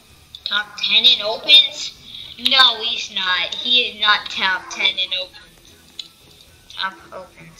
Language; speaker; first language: English; native; English